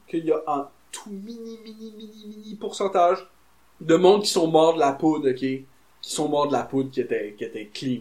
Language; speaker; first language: French; native; French